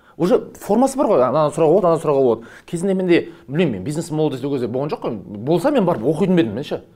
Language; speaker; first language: Kazakh; native; Kazakh